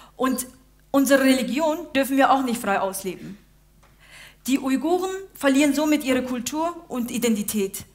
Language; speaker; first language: German; early bilingual, other home language; Uyghur